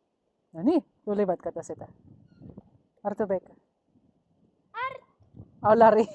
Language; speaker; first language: Finnish; non-native, learner; Bikol